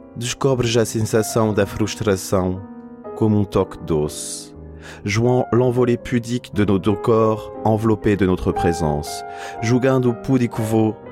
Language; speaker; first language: French; non-native, fluent; Portuguese